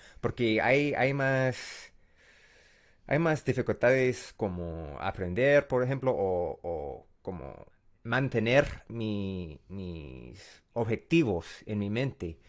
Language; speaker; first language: Spanish; non-native, learner; English